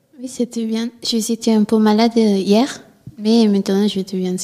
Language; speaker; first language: French; non-native, learner; Italian